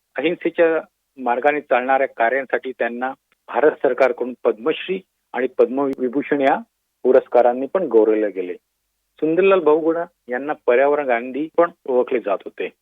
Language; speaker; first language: Marathi; native; Marathi